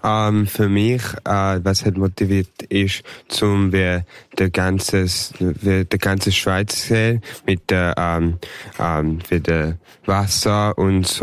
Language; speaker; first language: German; early bilingual, heritage; English